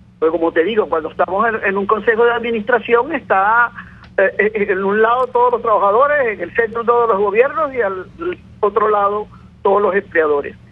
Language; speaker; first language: Spanish; native; Spanish